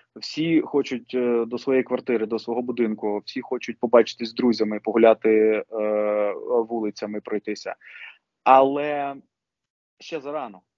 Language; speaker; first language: Ukrainian; non-native, local second language; Russian